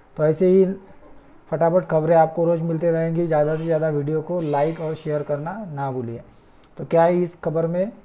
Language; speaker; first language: Hindi; non-native, local second language; Marathi